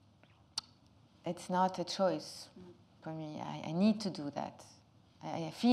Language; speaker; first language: English; non-native, fluent; Arabic